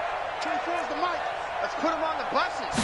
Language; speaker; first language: English; native; English